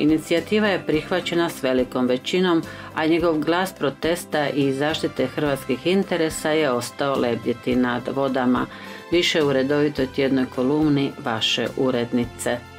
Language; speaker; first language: Croatian; early bilingual, heritage; Croatian